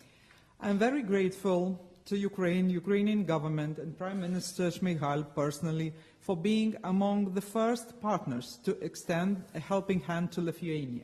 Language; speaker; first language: English; non-native, fluent; Lithuanian